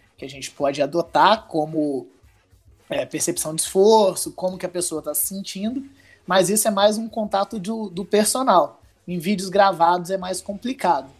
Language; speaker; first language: Portuguese; native; Portuguese